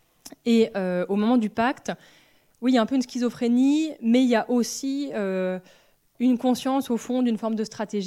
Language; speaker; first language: French; native; French